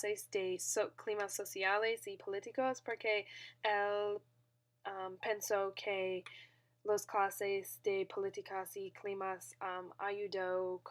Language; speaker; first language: Spanish; non-native, learner; English